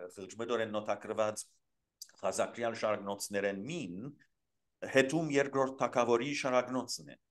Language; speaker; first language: Armenian; early bilingual, heritage; Armenian